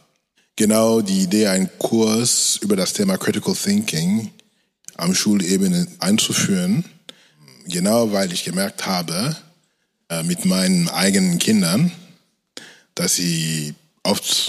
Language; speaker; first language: German; non-native, fluent; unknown